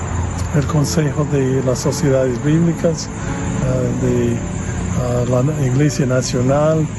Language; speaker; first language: Spanish; non-native, fluent; English